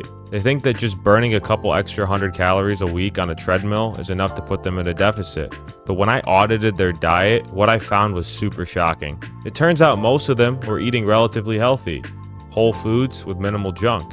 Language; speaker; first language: English; native; English